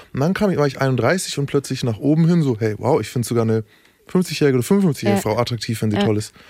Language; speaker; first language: German; native; German